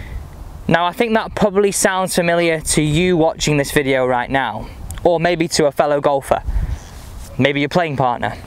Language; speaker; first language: English; native; English